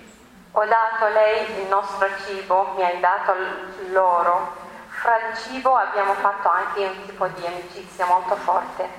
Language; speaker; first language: Italian; non-native, learner; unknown